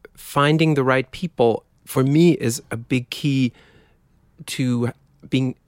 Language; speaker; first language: English; non-native, fluent; German